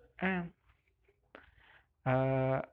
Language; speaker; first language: English; non-native, learner; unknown